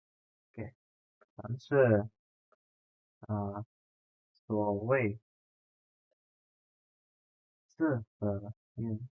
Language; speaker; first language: Chinese; non-native, fluent; Indonesian